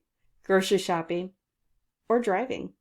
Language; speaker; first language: English; native; English